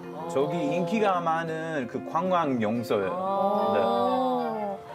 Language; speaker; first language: Korean; non-native, fluent; Hebrew